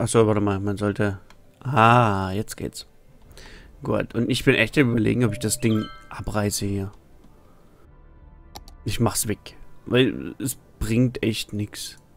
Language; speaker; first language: German; native; German